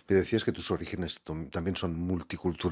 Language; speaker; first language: Spanish; native; Spanish